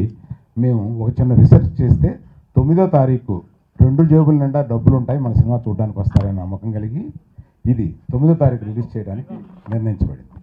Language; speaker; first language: Telugu; native; Telugu